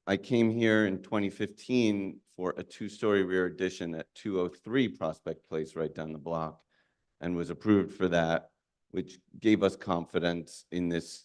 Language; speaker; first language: English; native; English